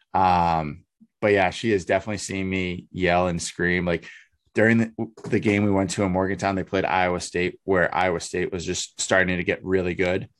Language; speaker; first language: English; native; English